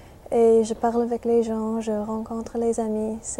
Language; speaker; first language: French; non-native, fluent; English